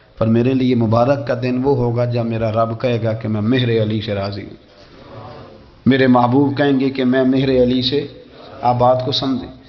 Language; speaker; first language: Urdu; non-native, local second language; Punjabi